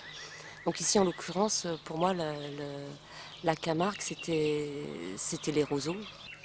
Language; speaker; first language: French; native; French